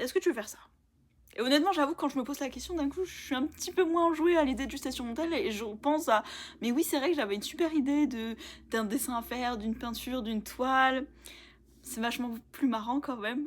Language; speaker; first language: French; native; French